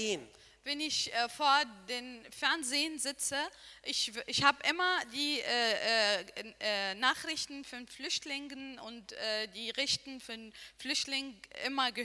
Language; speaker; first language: German; non-native, learner; Arabic